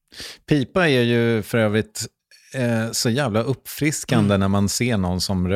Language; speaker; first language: Swedish; native; Swedish